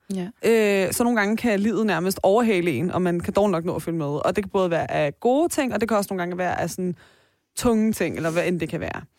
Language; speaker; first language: Danish; early bilingual, other home language; Persian